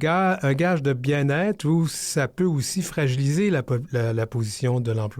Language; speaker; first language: French; native; French